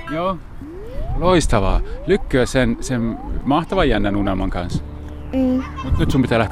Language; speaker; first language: Finnish; native; Finnish